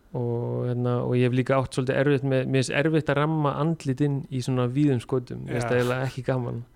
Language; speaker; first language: Icelandic; native; Icelandic